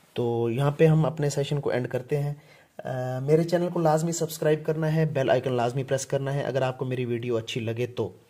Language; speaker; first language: Hindi; non-native, local second language; Punjabi